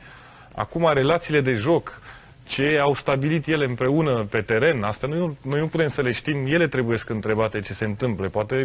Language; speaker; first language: Romanian; native; Romanian